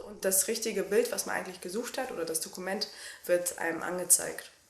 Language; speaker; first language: German; native; German